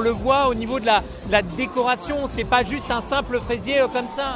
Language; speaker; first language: French; native; French